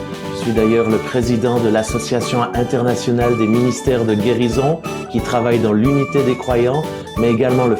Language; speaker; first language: French; native; French